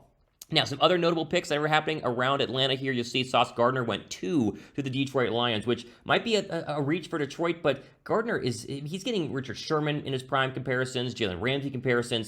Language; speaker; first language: English; native; English